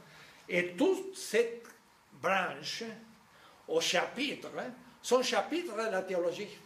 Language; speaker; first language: French; non-native, fluent; Spanish